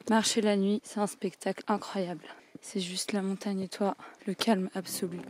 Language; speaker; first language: French; native; French